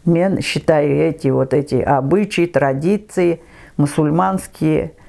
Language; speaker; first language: Russian; non-native, local second language; Kazakh